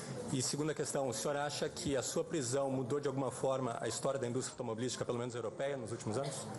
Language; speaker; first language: Portuguese; native; Portuguese